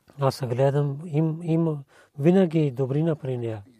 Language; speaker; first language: Bulgarian; non-native, learner; Urdu